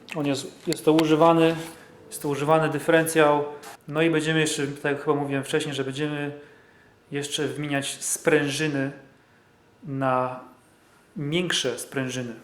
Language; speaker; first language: Polish; early bilingual, heritage; Polish